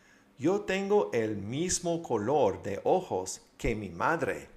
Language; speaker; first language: Spanish; non-native, fluent; English